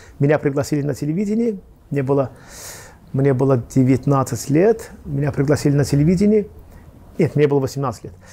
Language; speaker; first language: Russian; non-native, local second language; Azerbaijani